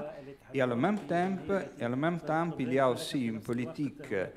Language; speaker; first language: French; non-native, fluent; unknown